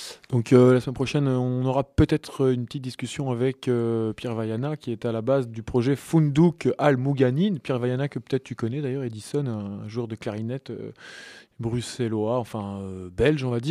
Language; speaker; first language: French; native; French